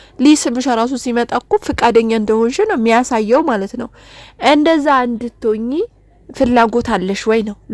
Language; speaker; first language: Amharic; non-native, local second language; Oromo